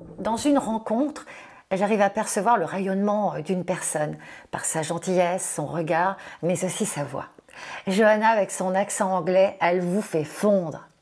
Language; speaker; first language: French; native; French